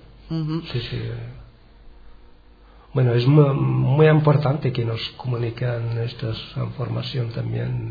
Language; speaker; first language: Spanish; non-native, learner; Arabic